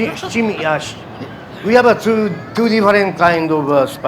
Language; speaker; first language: English; non-native, learner; Japanese